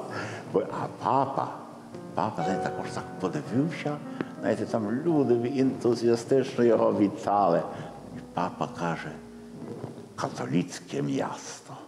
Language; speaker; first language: Ukrainian; early bilingual, heritage; Ukrainian